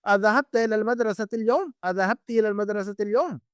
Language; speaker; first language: Arabic; non-native, fluent; Urdu